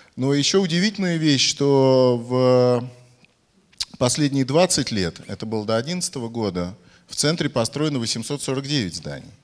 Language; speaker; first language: Russian; native; Russian